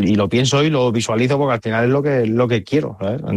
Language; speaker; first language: Spanish; native; Spanish